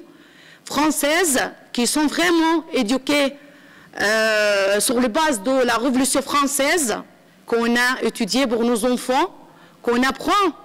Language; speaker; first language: French; non-native, learner; Arabic